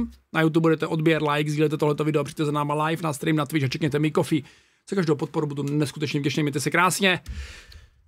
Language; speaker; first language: Czech; native; Czech